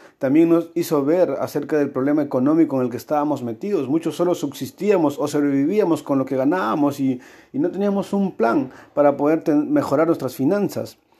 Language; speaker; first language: Spanish; native; Spanish